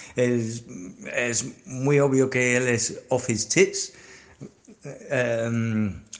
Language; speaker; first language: Spanish; non-native, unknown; English